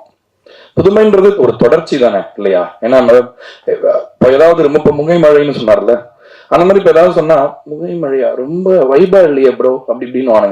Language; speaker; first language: Tamil; native; Tamil